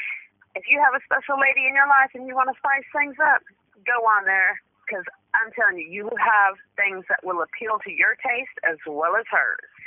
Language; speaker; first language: English; native; English